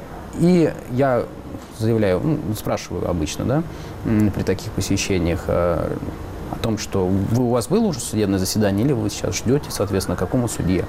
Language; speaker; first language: Russian; native; Russian